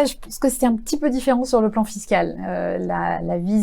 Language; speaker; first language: French; native; French